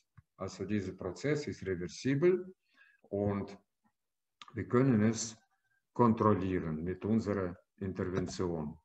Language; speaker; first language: German; non-native, fluent; Russian